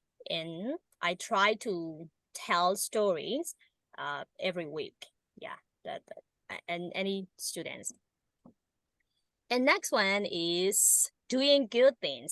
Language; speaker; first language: English; non-native, learner; Burmese